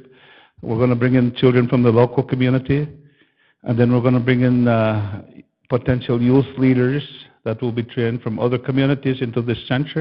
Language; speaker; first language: English; native; English